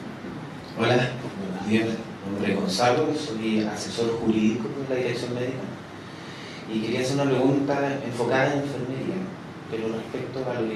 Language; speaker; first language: Spanish; native; Spanish